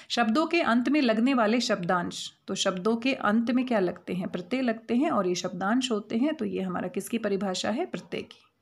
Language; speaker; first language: Hindi; native; Hindi